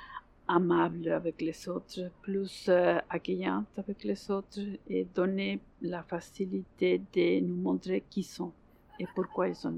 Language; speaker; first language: French; non-native, learner; Spanish